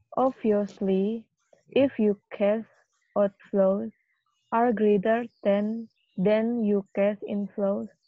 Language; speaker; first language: English; non-native, fluent; Indonesian